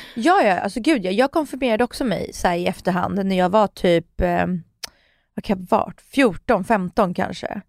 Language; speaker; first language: Swedish; early bilingual, other home language; Russian